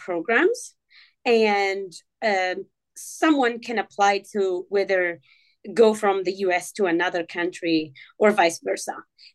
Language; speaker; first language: English; non-native, fluent; Arabic